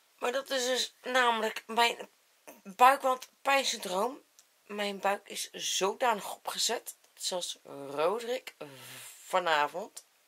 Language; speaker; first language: Dutch; native; Dutch